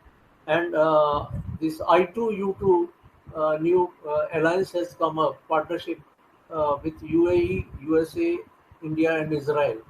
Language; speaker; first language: English; non-native, local second language; Hindi